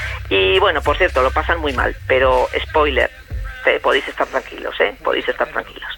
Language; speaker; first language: Spanish; native; Spanish